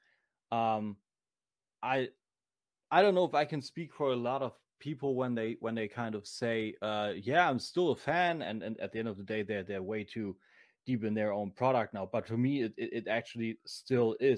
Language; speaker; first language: English; non-native, fluent; German